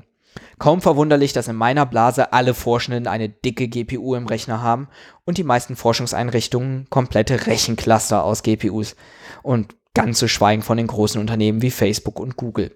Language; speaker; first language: German; native; German